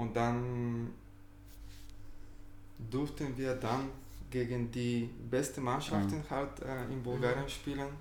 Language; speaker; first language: German; non-native, fluent; Bulgarian